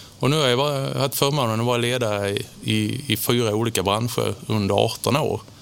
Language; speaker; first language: Swedish; native; Swedish